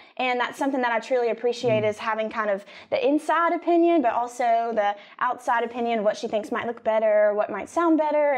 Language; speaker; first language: English; native; English